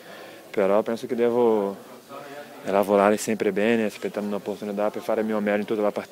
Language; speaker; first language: Italian; non-native, learner; Portuguese